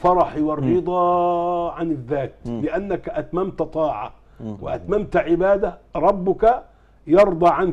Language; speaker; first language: Arabic; native; Arabic